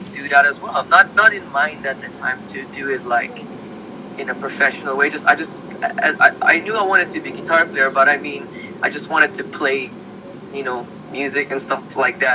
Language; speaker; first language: English; early bilingual, other home language; Slovak